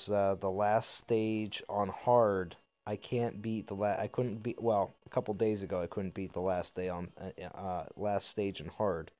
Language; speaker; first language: English; native; English